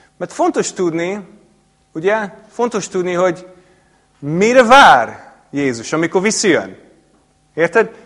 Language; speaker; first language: Hungarian; non-native, fluent; English